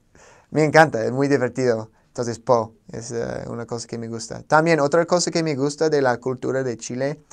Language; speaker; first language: Spanish; non-native, fluent; English